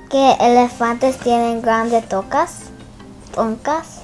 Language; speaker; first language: Spanish; early bilingual, heritage; Spanish